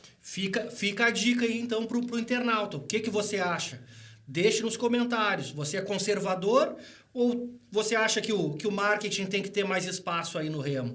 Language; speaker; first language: Portuguese; native; Portuguese